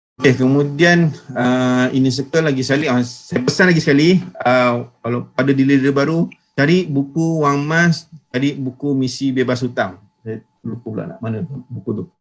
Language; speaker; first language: Malay; native; Malay